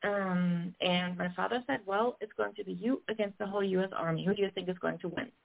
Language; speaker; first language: English; non-native, fluent; German